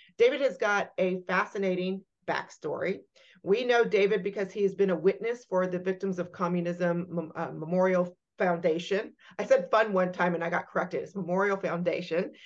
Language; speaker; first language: English; native; English